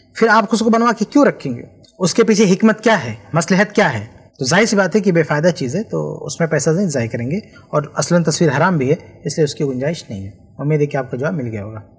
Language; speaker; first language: Hindi; native; Hindi